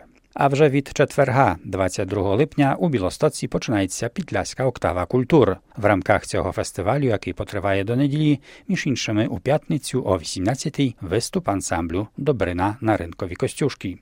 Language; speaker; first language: Ukrainian; native; Ukrainian